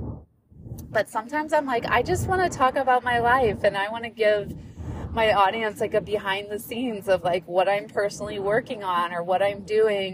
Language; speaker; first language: English; native; English